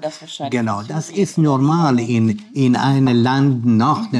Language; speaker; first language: German; non-native, learner; Persian